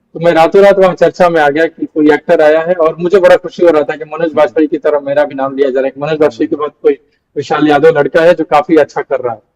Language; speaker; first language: Hindi; non-native, local second language; Bhojpuri